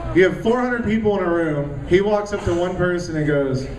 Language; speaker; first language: English; native; English